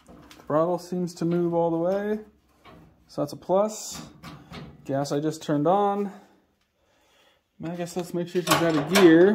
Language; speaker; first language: English; native; English